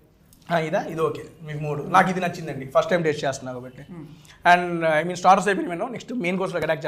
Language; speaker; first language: Telugu; native; Telugu